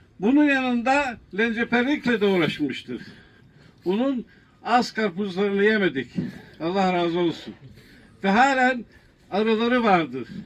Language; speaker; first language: Turkish; native; Turkish